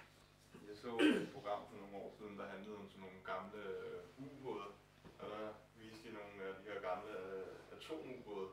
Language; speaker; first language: Danish; native; Danish